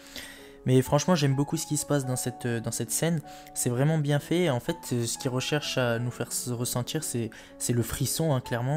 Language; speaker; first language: French; native; French